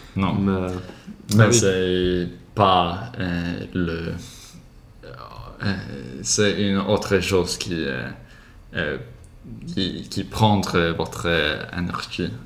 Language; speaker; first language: French; non-native, learner; Swedish